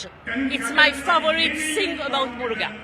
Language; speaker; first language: English; non-native, learner; French